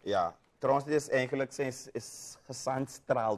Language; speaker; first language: Dutch; native; Dutch